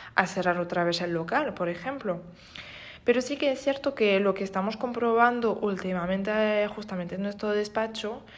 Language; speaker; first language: Spanish; non-native, fluent; French